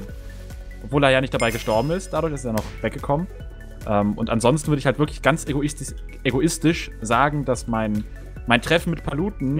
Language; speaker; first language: German; native; German